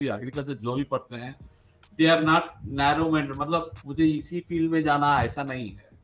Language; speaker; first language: Hindi; non-native, local second language; Kannada